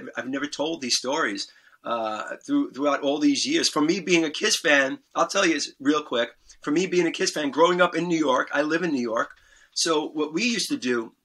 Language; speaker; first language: English; native; English